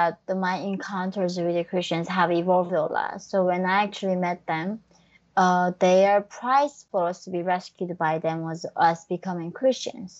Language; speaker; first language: English; non-native, fluent; Korean